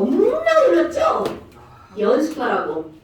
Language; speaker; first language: Korean; native; Korean